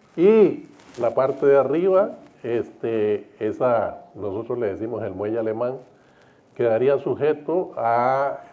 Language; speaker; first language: Spanish; native; Spanish